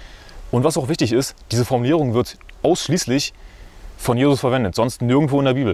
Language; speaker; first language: German; native; German